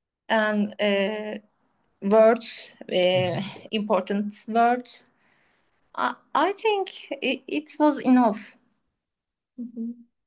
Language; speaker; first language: English; non-native, learner; Turkish